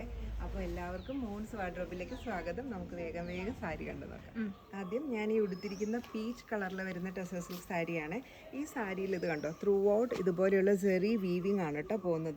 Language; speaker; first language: Malayalam; native; Malayalam